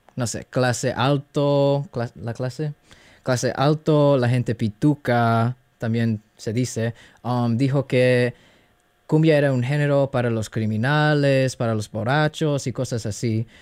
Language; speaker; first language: Spanish; early bilingual, other home language; English